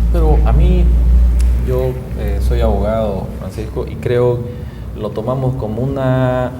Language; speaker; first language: Spanish; native; Spanish